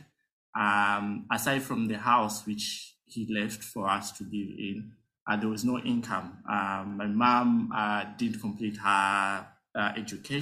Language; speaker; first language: English; non-native, local second language; Nyanja